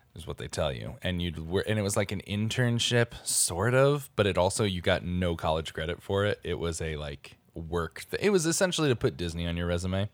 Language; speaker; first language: English; native; English